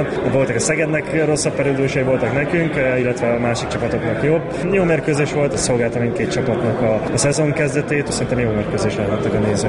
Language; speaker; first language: Hungarian; native; Hungarian